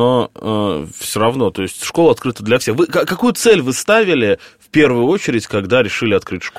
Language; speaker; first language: Russian; native; Russian